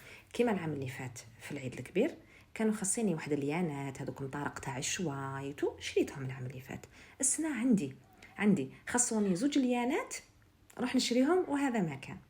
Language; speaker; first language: Arabic; native; Arabic